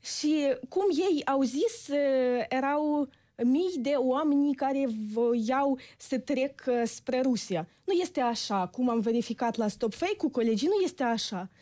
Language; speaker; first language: Romanian; non-native, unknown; Ukrainian